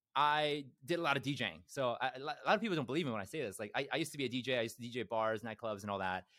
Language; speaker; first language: English; early bilingual, other home language; Korean